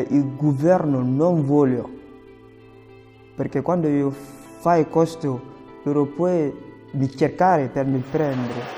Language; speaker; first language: Italian; non-native, learner; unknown